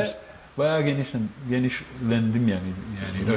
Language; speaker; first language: Turkish; non-native, fluent; Bosnian